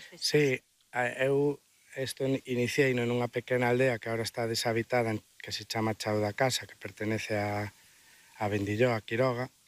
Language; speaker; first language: Galician; native; Galician